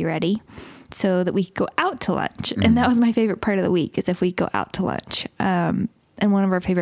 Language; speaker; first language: English; native; English